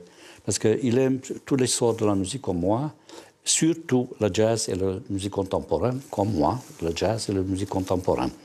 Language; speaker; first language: French; non-native, fluent; Hungarian